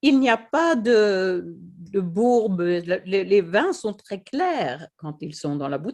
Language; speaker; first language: French; non-native, fluent; Swedish